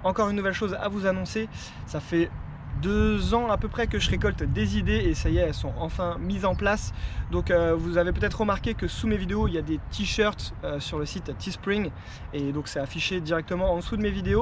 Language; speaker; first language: French; native; French